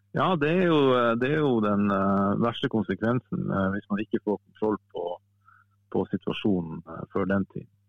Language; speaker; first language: Norwegian; native; Norwegian